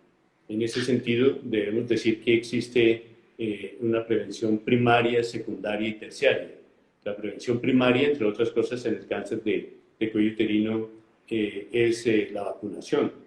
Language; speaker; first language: Spanish; native; Spanish